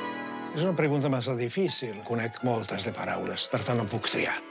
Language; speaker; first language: Catalan; non-native, fluent; Hungarian